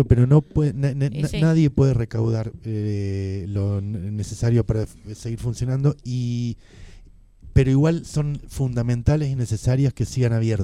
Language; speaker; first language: Spanish; native; Spanish